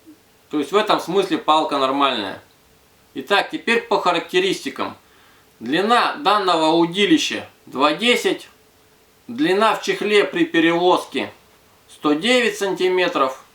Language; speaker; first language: Russian; native; Russian